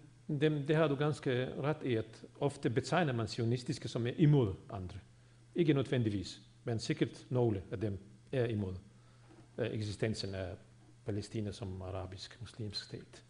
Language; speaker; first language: Swedish; non-native, fluent; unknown